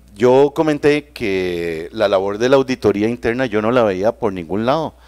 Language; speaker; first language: Spanish; native; Spanish